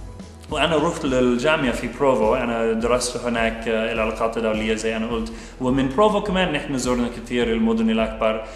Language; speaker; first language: Arabic; non-native, fluent; English